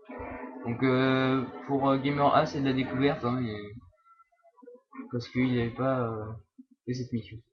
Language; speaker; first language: French; native; French